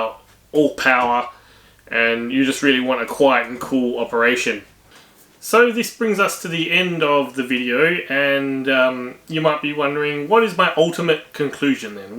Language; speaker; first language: English; native; English